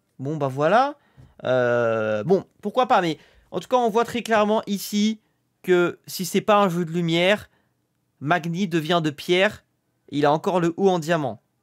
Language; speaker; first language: French; native; French